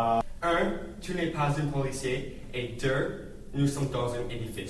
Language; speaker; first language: French; non-native, learner; English